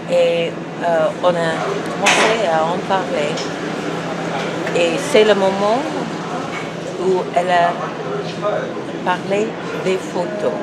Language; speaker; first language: French; non-native, fluent; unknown